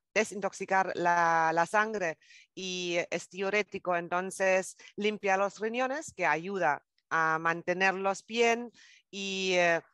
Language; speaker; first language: Spanish; non-native, fluent; German